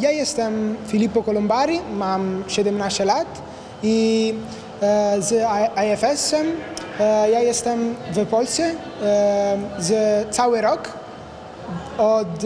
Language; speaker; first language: Polish; non-native, learner; Italian